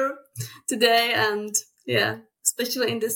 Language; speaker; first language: English; non-native, fluent; Czech